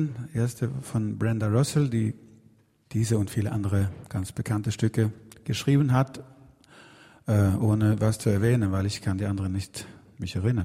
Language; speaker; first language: German; non-native, fluent; Swedish